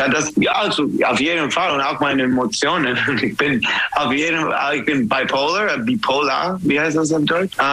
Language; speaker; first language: German; non-native, learner; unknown